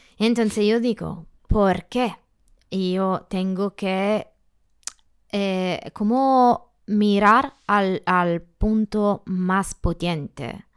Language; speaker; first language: Spanish; non-native, learner; Italian